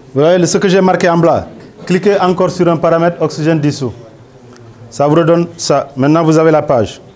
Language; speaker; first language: French; non-native, local second language; Wolof